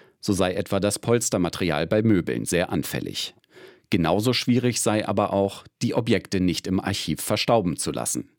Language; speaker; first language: German; native; German